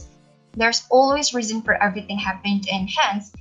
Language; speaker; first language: English; non-native, local second language; Malay